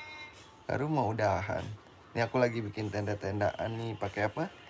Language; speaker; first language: Indonesian; native; Indonesian